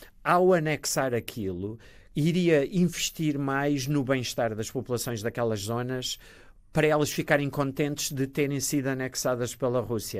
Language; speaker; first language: Portuguese; native; Portuguese